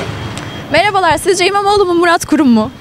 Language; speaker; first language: Turkish; native; Turkish